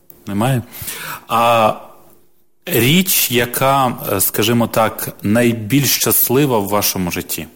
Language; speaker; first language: Ukrainian; native; Ukrainian